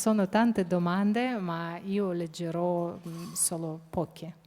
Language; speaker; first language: Italian; non-native, fluent; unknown